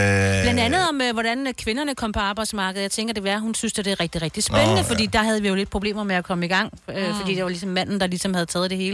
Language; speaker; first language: Danish; native; Danish